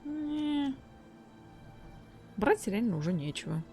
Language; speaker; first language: Russian; native; Russian